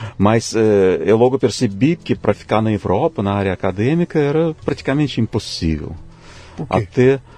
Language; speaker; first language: Portuguese; non-native, fluent; Russian